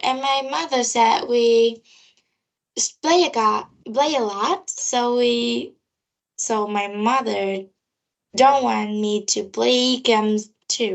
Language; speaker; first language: English; non-native, learner; Vietnamese